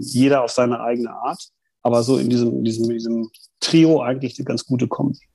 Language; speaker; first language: German; native; German